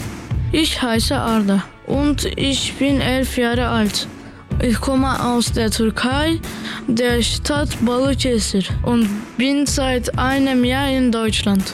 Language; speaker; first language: German; non-native, learner; Turkish